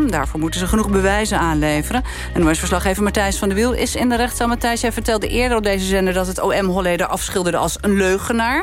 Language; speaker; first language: Dutch; native; Dutch